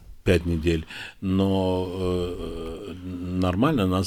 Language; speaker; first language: Russian; non-native, fluent; Romanian